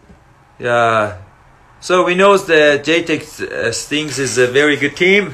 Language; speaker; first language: English; non-native, learner; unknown